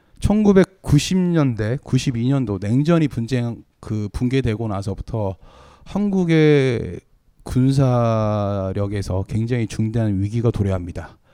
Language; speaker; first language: Korean; native; Korean